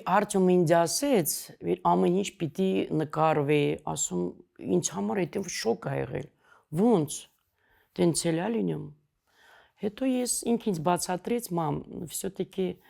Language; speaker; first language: Armenian; native; Armenian